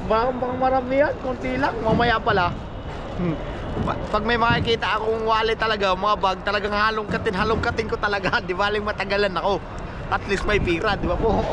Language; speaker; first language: Filipino; native; Filipino